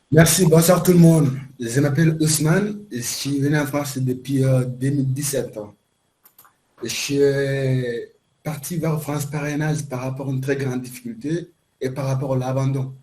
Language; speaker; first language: French; non-native, learner; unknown